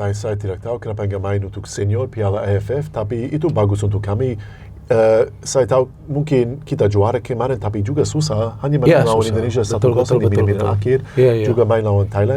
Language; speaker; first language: Indonesian; non-native, fluent; English